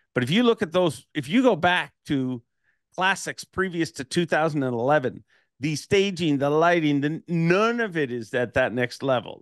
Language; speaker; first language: English; native; English